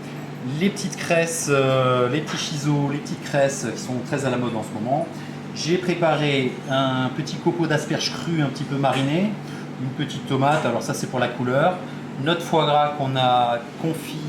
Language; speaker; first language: French; native; French